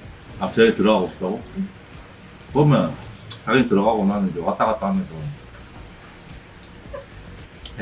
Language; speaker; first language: Korean; native; Korean